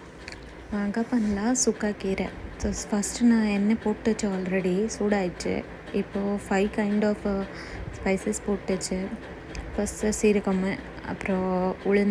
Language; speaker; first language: Tamil; non-native, learner; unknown